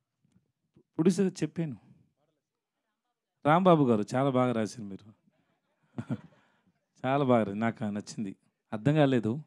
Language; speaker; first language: Telugu; non-native, learner; Tamil